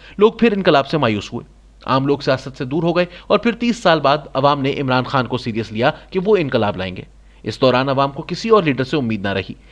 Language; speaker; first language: Urdu; non-native, local second language; Saraiki